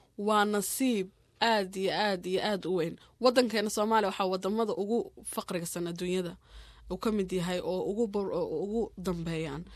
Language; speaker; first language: Somali; native; Somali